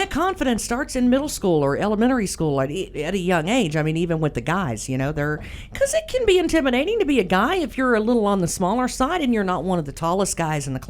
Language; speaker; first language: English; native; English